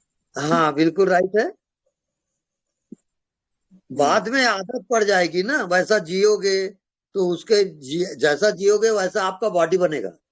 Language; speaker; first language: Hindi; native; Hindi